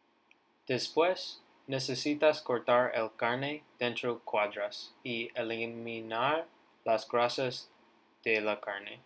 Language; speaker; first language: Spanish; non-native, learner; English